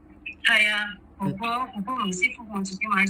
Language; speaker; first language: Cantonese; non-native, learner; Indonesian